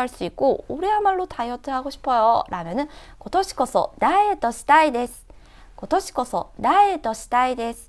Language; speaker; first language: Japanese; non-native, fluent; Korean